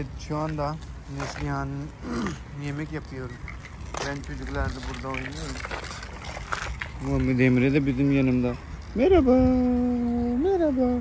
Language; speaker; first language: Turkish; non-native, learner; Urdu